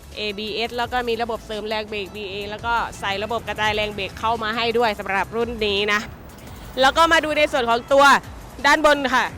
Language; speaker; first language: Thai; native; Thai